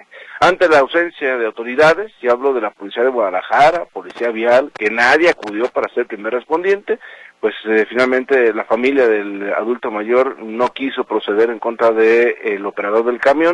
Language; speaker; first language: Spanish; native; Spanish